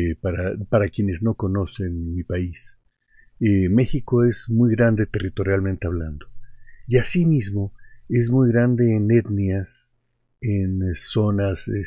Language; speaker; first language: Spanish; native; Spanish